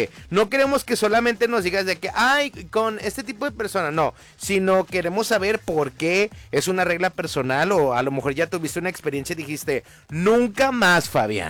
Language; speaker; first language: Spanish; native; Spanish